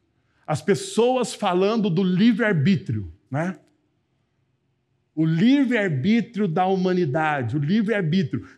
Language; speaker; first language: Portuguese; native; Portuguese